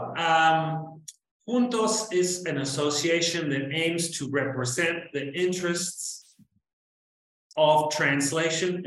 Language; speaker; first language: English; native; English